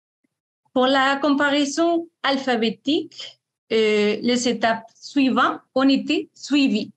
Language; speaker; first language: French; non-native, fluent; Spanish